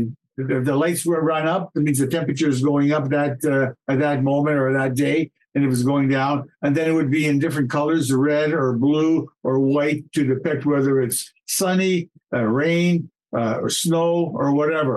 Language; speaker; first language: English; native; English